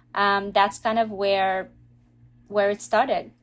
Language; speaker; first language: English; early bilingual, other home language; Russian